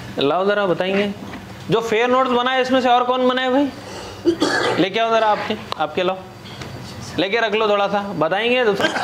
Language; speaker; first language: Hindi; native; Hindi